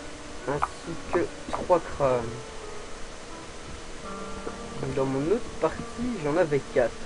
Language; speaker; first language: French; native; French